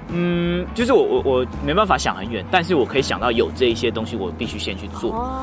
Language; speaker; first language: Chinese; native; Chinese